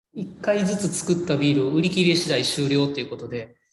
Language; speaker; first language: Japanese; native; Japanese